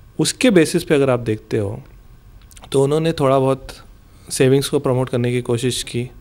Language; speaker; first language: Hindi; non-native, local second language; Gujarati